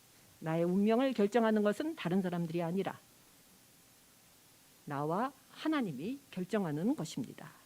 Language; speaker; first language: Korean; native; Korean